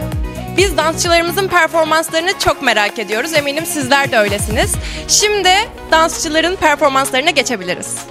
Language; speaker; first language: Turkish; native; Turkish